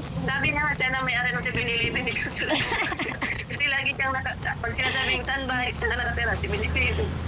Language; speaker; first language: Filipino; non-native, local second language; Cebuano